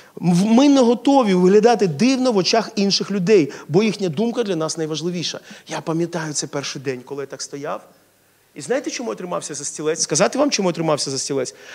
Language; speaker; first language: Ukrainian; non-native, local second language; Russian